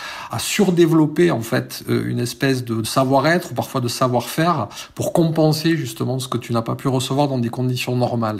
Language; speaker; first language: French; native; French